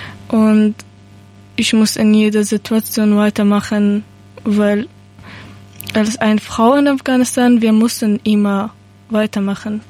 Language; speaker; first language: German; non-native, learner; Persian